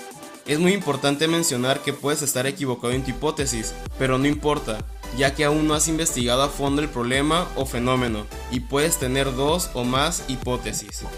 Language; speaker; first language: Spanish; native; Spanish